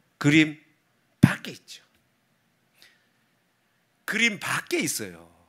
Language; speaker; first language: Korean; native; Korean